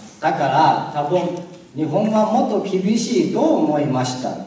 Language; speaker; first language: Japanese; non-native, learner; Chinese